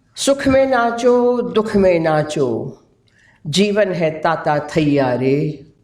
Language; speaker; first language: Hindi; non-native, local second language; Gujarati